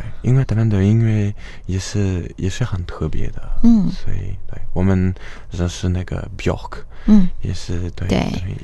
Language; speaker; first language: Chinese; non-native, fluent; French